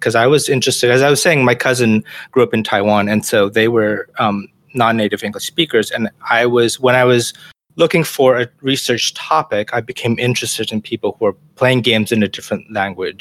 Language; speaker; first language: English; non-native, local second language; Chinese